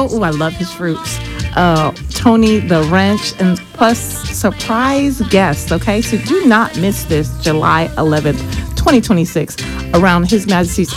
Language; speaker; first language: English; early bilingual, other home language; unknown